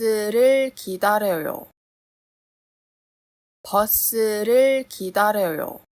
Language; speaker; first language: Korean; non-native, fluent; Chinese